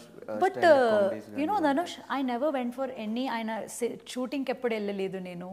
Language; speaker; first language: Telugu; early bilingual, heritage; Telugu